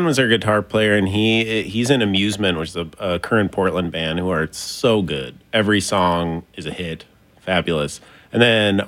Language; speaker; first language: English; native; English